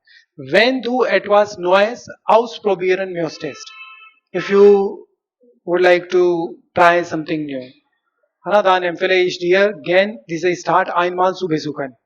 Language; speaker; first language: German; non-native, fluent; Hindi